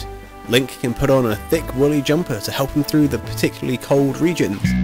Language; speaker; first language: English; native; English